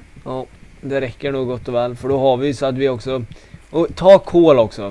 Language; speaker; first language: Swedish; native; Swedish